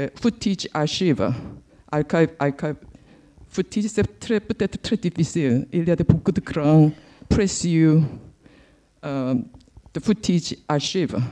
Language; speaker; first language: French; non-native, learner; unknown